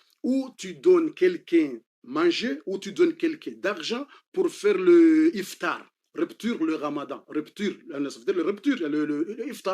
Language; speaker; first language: French; non-native, fluent; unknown